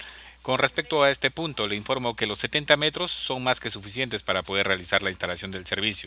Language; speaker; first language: Spanish; native; Spanish